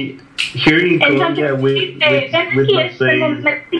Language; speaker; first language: English; non-native, learner; Spanish